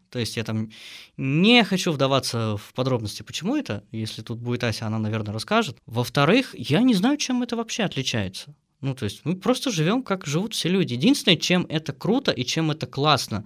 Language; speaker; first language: Russian; native; Russian